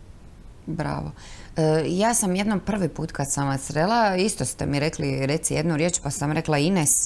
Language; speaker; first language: Croatian; native; Croatian